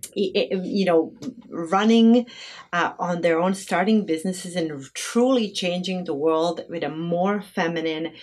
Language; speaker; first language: English; non-native, fluent; Bosnian